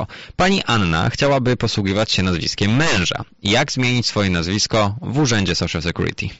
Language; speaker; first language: Polish; native; Polish